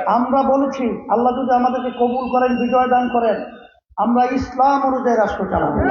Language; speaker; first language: Bangla; native; Bangla